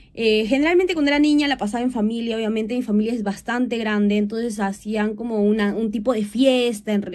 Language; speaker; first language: Spanish; native; Spanish